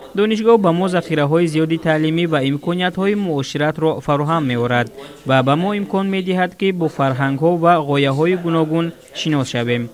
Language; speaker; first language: Tajik; non-native, learner; Chinese